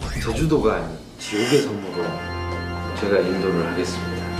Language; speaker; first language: Korean; native; Korean